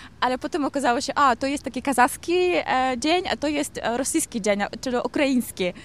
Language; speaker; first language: Polish; non-native, learner; Kazakh